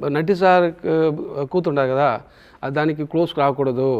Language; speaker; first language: Telugu; non-native, local second language; Tamil